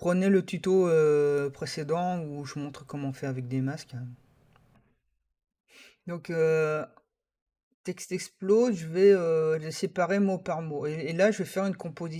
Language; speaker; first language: French; native; French